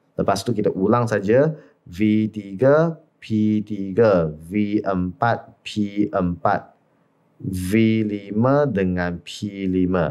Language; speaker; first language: Malay; non-native, local second language; Chinese